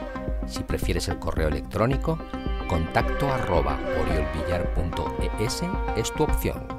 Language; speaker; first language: Spanish; native; Spanish